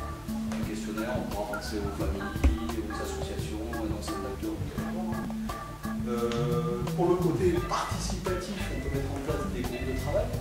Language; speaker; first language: French; native; French